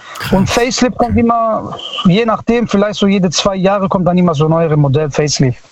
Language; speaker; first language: German; early bilingual, other home language; Italian